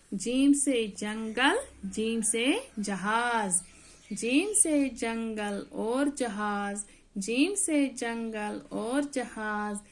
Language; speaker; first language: Hindi; non-native, local second language; Kashmiri